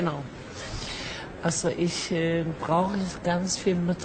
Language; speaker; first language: German; non-native, fluent; Norwegian